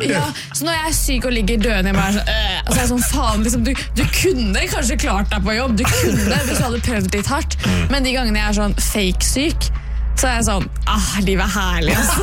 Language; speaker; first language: Norwegian; native; Norwegian